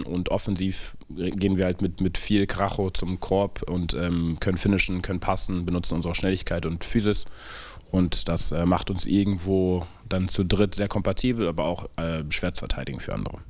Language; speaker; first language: German; native; German